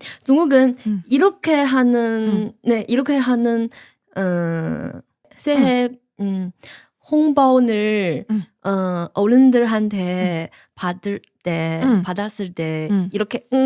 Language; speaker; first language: Korean; non-native, learner; Chinese